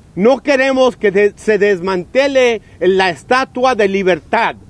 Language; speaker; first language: Spanish; early bilingual, heritage; Spanish